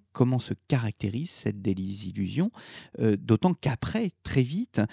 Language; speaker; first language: French; native; French